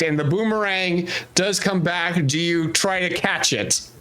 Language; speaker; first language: English; native; English